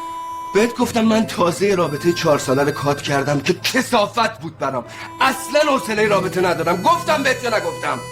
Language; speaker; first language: Persian; native; Persian